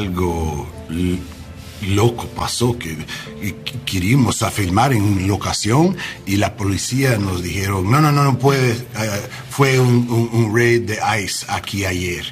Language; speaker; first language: Spanish; non-native, learner; English